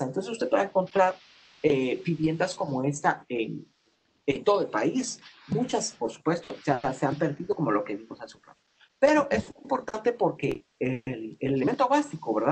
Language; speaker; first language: Spanish; native; Spanish